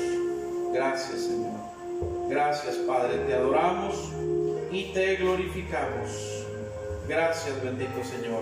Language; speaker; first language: Spanish; native; Spanish